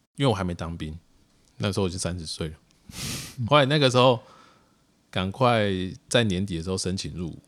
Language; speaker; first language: Chinese; native; Chinese